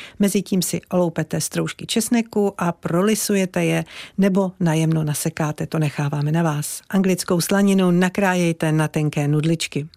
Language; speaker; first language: Czech; native; Czech